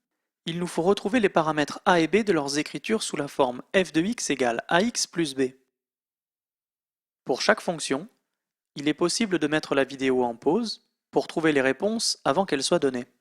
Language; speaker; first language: French; native; French